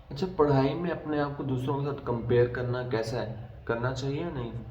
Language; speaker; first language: Hindi; native; Hindi